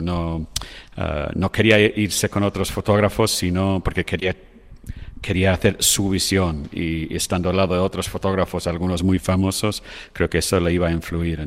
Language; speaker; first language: Spanish; non-native, fluent; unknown